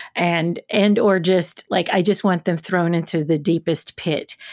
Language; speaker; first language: English; native; English